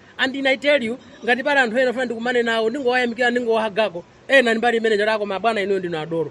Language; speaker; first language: Nyanja; non-native, local second language; Tumbuka